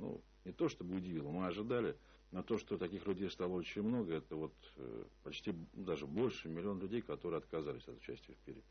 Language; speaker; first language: Russian; native; Russian